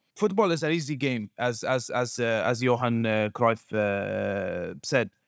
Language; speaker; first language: English; non-native, fluent; Arabic